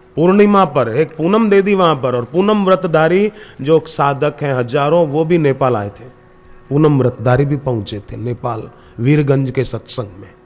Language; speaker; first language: Hindi; native; Hindi